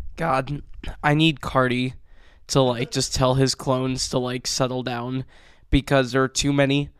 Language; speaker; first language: English; early bilingual, other home language; Spanish